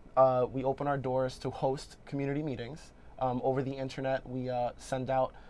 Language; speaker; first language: English; native; English